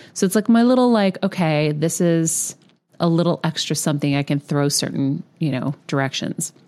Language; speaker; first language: English; early bilingual, other home language; Greek